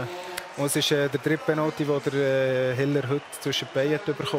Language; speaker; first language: German; native; German